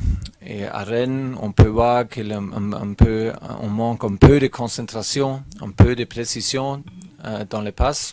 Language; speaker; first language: French; non-native, learner; German